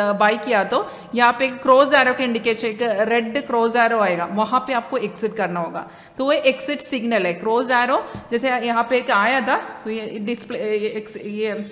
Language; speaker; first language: Hindi; non-native, local second language; Malayalam